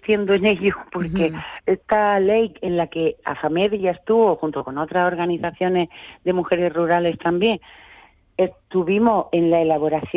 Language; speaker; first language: Spanish; native; Spanish